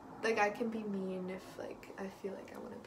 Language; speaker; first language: English; native; English